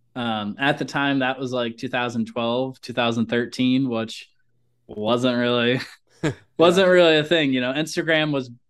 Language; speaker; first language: English; native; English